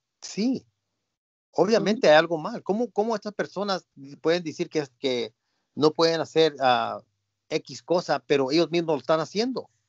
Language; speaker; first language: Spanish; early bilingual, heritage; Spanish